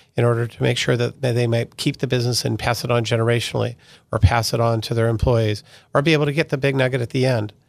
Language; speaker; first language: English; early bilingual, other home language; Italian